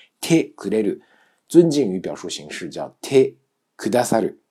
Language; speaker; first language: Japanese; non-native, fluent; Chinese